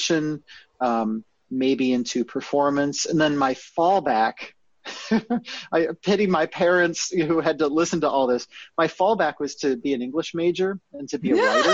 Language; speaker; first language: English; native; English